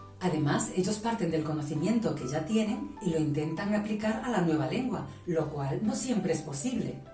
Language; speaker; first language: Spanish; native; Spanish